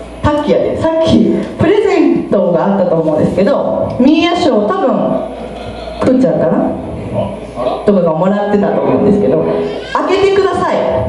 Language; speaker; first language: Japanese; native; Japanese